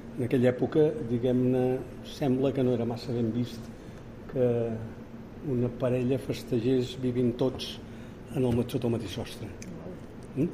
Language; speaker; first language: Catalan; native; Catalan